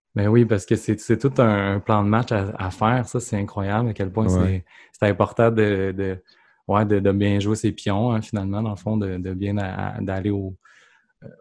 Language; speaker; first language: French; native; French